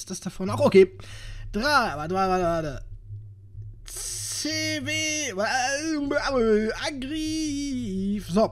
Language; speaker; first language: German; native; German